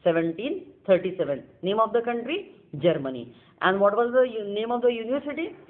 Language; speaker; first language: English; non-native, local second language; Marathi